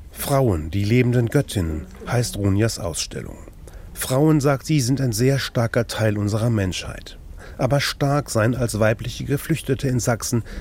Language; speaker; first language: German; native; German